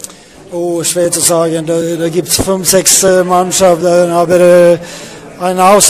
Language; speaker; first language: German; non-native, fluent; Swedish